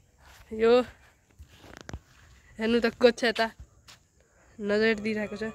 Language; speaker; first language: Nepali; non-native, local second language; Maithili